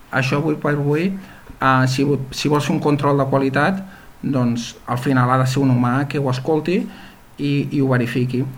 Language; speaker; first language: Catalan; native; Catalan